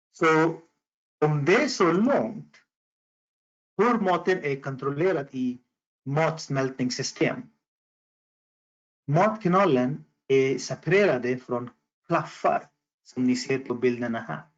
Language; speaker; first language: Swedish; non-native, fluent; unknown